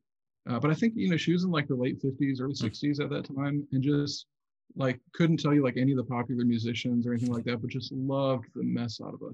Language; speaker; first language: English; native; English